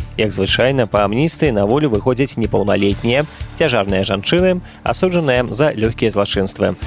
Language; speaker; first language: Belarusian; native; Belarusian